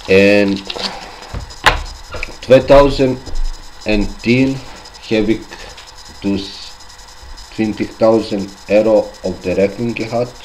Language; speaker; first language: Dutch; non-native, local second language; Albanian